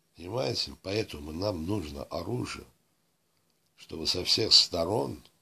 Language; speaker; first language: Russian; non-native, local second language; Azerbaijani